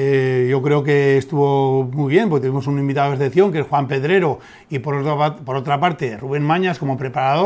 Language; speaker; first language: Spanish; native; Spanish